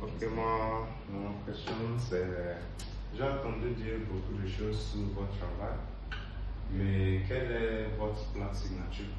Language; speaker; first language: French; non-native, learner; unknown